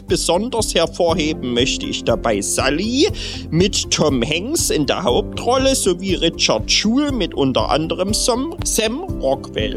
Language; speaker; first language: German; native; German